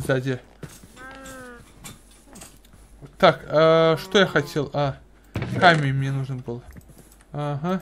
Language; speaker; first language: Russian; native; Russian